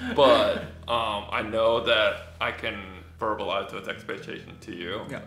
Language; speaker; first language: English; native; English